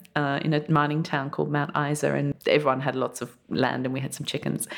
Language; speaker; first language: English; early bilingual, other home language; German